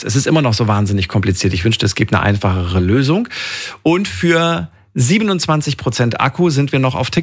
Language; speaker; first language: German; native; German